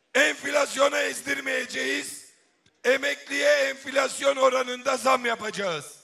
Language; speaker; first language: Turkish; native; Turkish